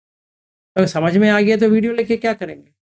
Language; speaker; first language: Hindi; native; Hindi